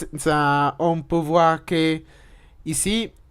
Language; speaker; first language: French; non-native, learner; Spanish